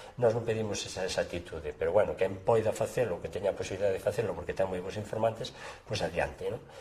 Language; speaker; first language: Galician; native; Galician